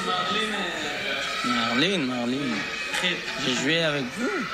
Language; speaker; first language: French; non-native, learner; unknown